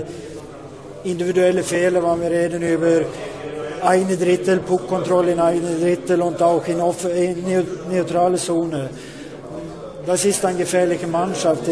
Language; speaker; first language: German; non-native, learner; Swedish